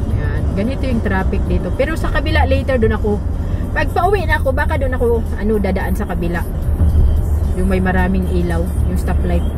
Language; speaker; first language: Filipino; native; Filipino